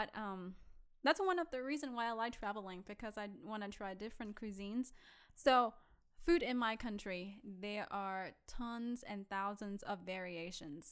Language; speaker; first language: English; non-native, fluent; Vietnamese